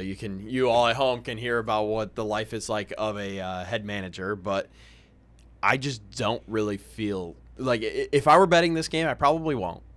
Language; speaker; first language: English; native; English